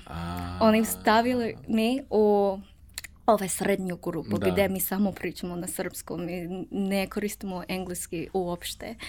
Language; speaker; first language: Serbian; non-native, learner; English